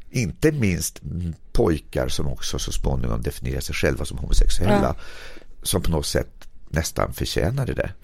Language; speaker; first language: Swedish; native; Swedish